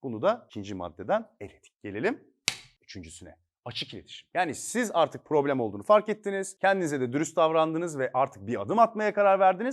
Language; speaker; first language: Turkish; native; Turkish